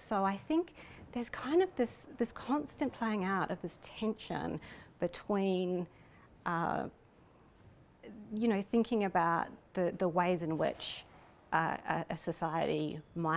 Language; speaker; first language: English; native; English